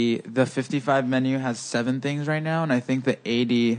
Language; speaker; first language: English; early bilingual, other home language; Spanish